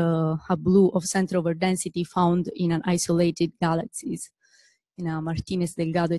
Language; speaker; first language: English; non-native, fluent; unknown